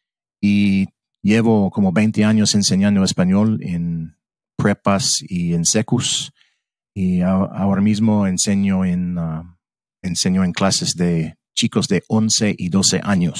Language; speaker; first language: Spanish; early bilingual, heritage; English